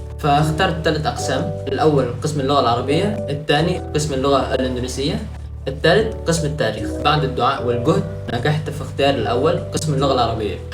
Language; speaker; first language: Arabic; non-native, fluent; Indonesian